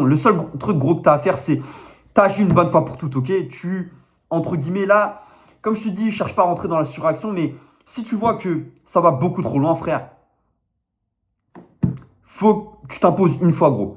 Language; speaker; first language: French; native; French